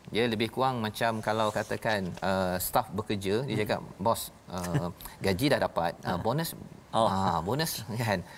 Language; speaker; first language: Malay; native; Malay